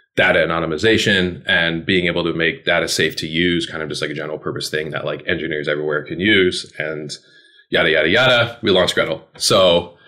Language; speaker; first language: English; native; English